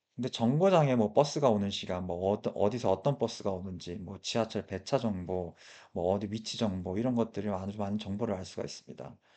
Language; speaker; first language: Korean; early bilingual, heritage; Korean